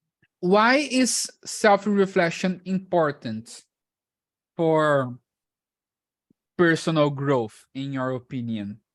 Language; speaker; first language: English; non-native, fluent; Portuguese